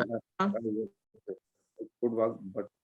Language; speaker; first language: English; non-native, learner; Telugu